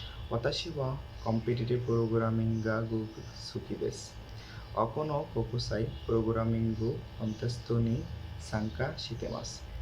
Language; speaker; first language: Japanese; non-native, learner; Bangla